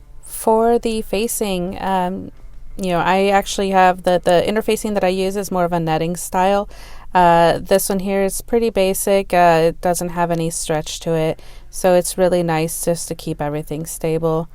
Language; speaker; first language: English; native; English